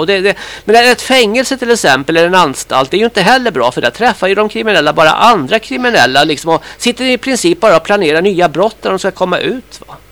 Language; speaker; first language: Swedish; native; Swedish